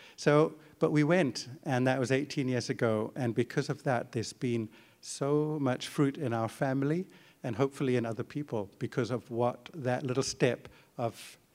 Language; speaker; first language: English; native; English